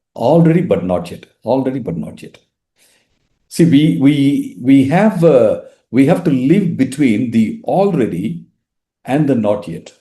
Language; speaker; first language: English; non-native, local second language; Tamil